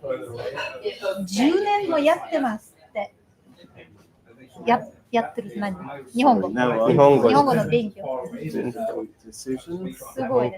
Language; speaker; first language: Japanese; non-native, fluent; Chinese